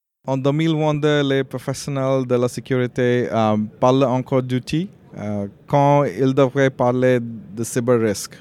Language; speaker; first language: French; non-native, learner; Marathi